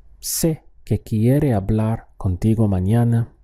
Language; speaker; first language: Spanish; non-native, fluent; English